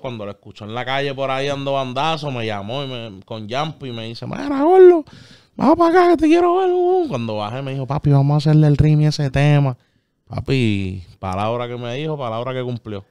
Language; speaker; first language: Spanish; native; Spanish